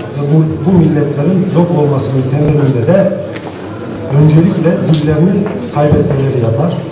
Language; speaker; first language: Turkish; non-native, local second language; Adyghe